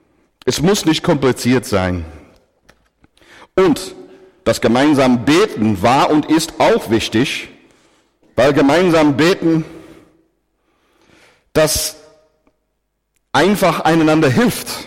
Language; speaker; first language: German; non-native, fluent; English